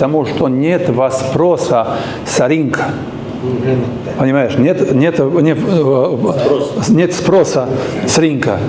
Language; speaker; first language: Russian; non-native, learner; Serbian